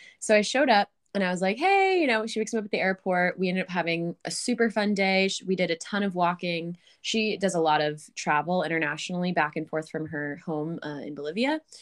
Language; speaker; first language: English; native; English